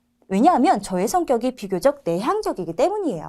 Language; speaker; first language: Korean; native; Korean